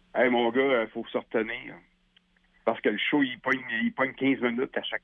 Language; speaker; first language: French; native; French